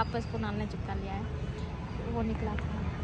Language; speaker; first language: Hindi; native; Hindi